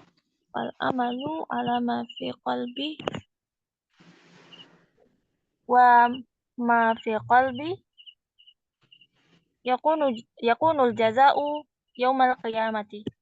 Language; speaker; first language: Arabic; non-native, learner; Indonesian